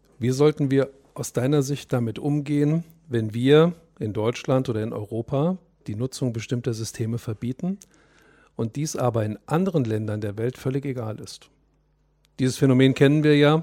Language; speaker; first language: German; native; German